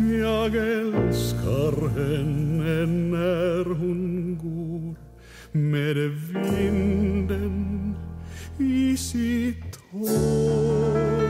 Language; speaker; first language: Swedish; non-native, fluent; Icelandic